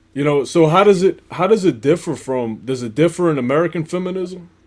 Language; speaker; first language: English; native; English